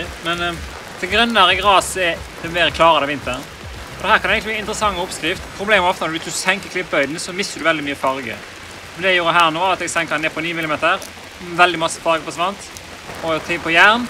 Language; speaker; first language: Norwegian; native; Norwegian